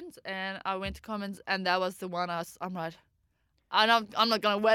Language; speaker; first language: English; non-native, local second language; Afrikaans